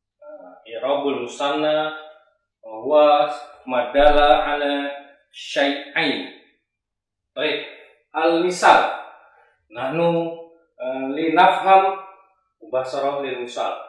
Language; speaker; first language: Arabic; non-native, fluent; Indonesian